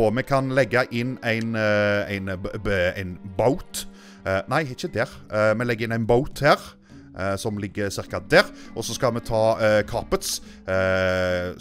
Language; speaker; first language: Norwegian; native; Norwegian